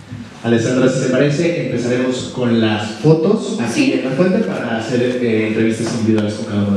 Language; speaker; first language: Spanish; native; Spanish